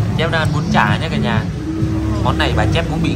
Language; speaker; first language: Vietnamese; native; Vietnamese